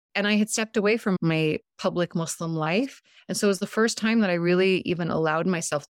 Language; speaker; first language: English; early bilingual, other home language; Serbian